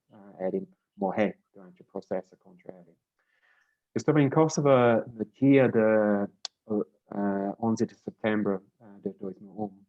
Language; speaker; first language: Portuguese; non-native, learner; English